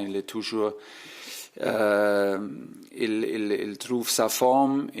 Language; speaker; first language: French; non-native, fluent; German